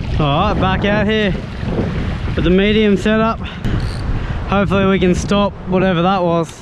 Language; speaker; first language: English; native; English